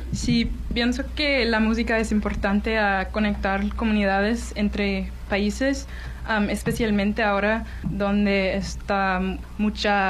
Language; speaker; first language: Spanish; non-native, learner; English